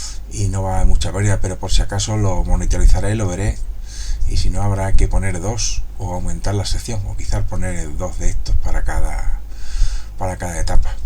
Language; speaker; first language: Spanish; native; Spanish